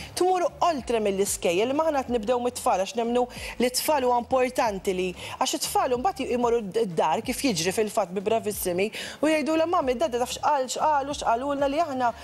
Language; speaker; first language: Maltese; native; Maltese